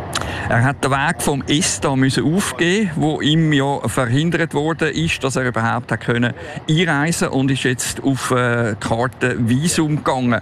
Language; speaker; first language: German; native; German